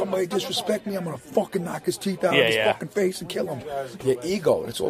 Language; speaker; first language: English; native; English